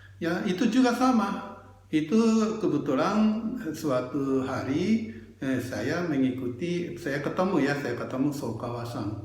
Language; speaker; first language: Indonesian; non-native, fluent; Japanese